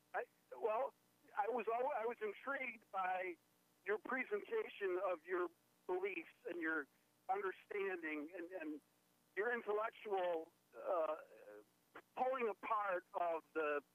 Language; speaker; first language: English; native; English